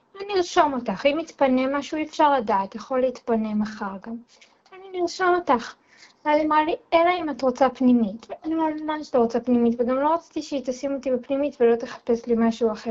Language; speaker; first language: Hebrew; non-native, local second language; Arabic